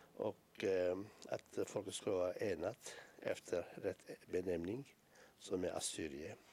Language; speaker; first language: Swedish; non-native, fluent; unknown